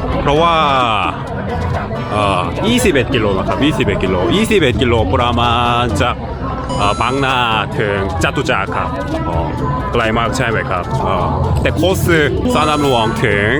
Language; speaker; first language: Thai; non-native, learner; Korean